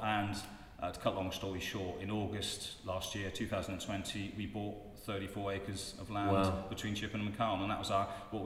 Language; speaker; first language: English; native; English